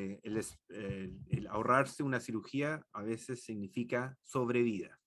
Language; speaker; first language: Spanish; native; Spanish